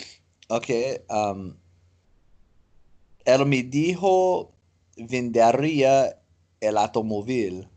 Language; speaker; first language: Spanish; non-native, learner; English